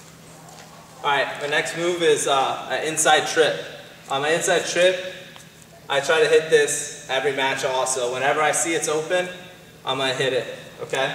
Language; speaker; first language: English; native; English